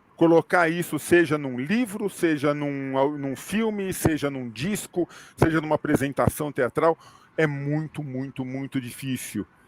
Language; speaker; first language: Portuguese; native; Portuguese